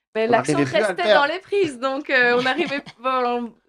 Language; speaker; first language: French; native; French